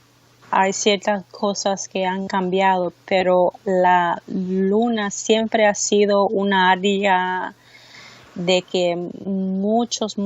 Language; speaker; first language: Spanish; early bilingual, heritage; Spanish